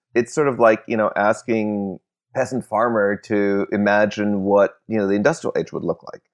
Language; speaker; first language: English; early bilingual, other home language; German